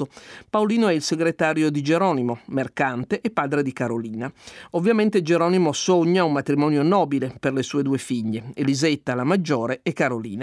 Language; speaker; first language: Italian; native; Italian